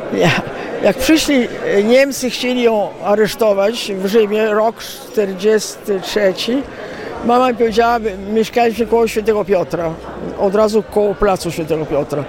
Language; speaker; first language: Polish; early bilingual, heritage; Italian